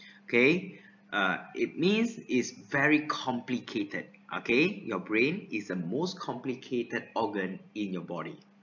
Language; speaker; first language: English; non-native, local second language; Chinese